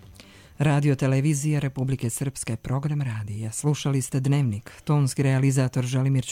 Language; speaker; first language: Croatian; native; Croatian